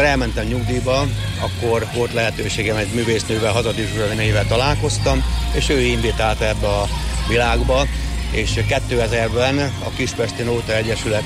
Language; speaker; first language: Hungarian; native; Hungarian